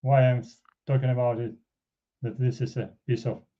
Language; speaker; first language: English; non-native, fluent; Russian